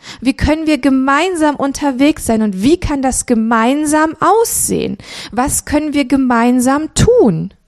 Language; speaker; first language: German; early bilingual, other home language; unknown